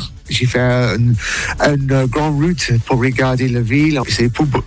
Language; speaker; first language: French; non-native, learner; English